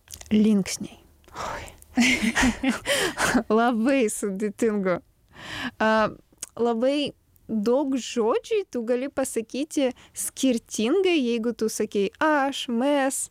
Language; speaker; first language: Lithuanian; non-native, learner; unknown